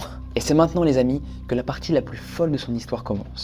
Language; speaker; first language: French; native; French